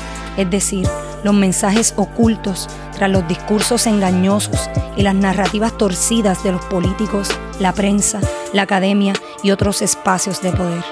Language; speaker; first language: Spanish; native; Spanish